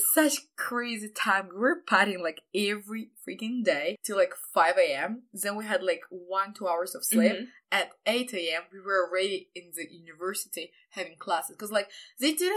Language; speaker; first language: English; non-native, fluent; Ukrainian